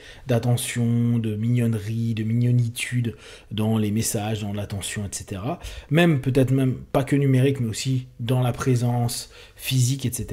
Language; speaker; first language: French; native; French